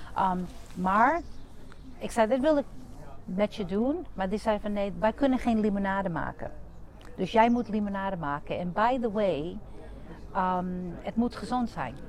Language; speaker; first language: Dutch; non-native, fluent; English